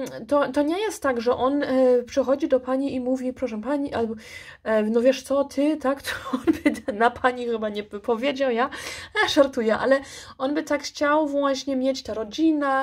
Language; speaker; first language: Polish; early bilingual, heritage; Polish